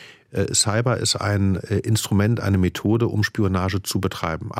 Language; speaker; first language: German; native; German